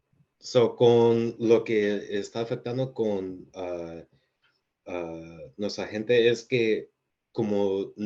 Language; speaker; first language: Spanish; early bilingual, heritage; Spanish